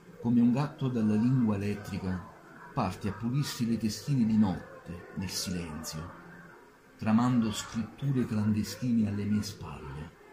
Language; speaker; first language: Italian; native; Italian